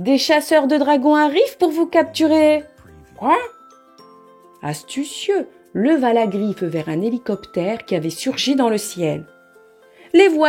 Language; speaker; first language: French; native; French